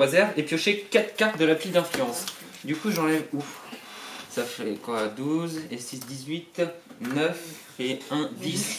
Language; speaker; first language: French; native; French